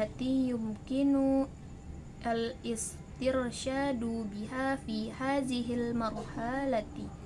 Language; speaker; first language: Arabic; non-native, learner; Indonesian